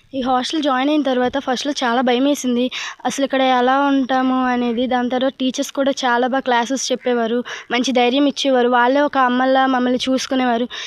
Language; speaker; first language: Telugu; native; Telugu